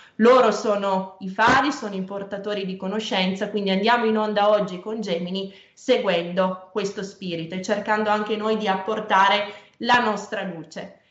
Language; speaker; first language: Italian; native; Italian